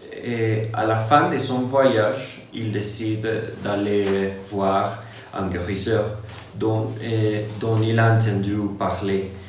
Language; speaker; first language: French; non-native, learner; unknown